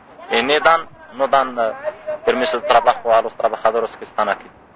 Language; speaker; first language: Spanish; non-native, learner; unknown